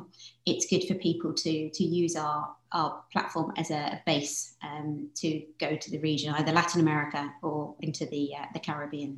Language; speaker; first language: English; native; English